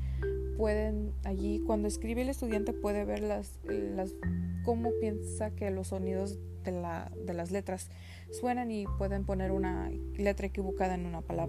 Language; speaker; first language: Spanish; early bilingual, heritage; Spanish